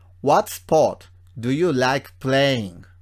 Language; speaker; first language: English; non-native, fluent; Japanese